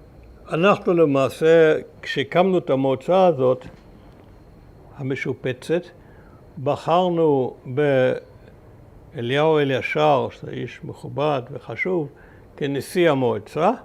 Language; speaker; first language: Hebrew; early bilingual, other home language; German